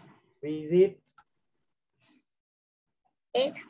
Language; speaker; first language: English; non-native, learner; Vietnamese